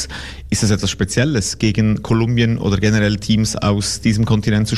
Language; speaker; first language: German; native; German